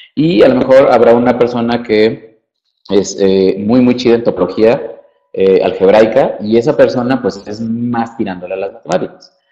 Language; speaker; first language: Spanish; native; Spanish